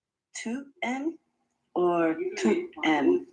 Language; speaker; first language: French; non-native, learner; English